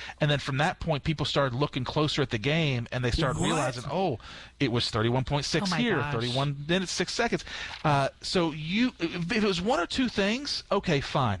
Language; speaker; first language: English; native; English